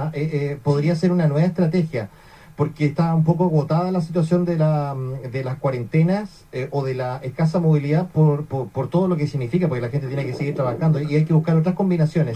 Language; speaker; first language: Spanish; native; Spanish